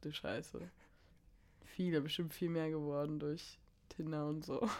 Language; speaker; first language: German; native; German